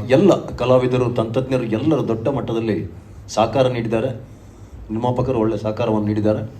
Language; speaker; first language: Kannada; non-native, local second language; Tulu